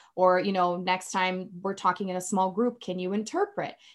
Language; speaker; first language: English; non-native, fluent; Portuguese